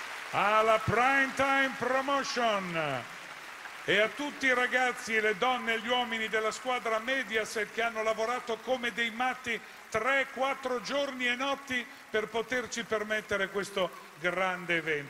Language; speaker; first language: Italian; native; Italian